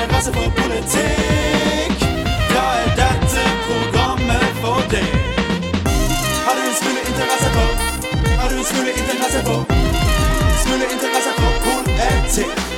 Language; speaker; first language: Norwegian; native; Norwegian